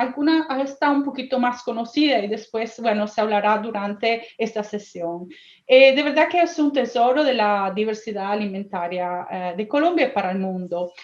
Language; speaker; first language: Spanish; non-native, fluent; Italian